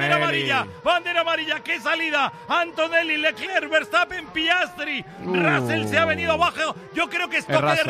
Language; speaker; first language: Spanish; native; Spanish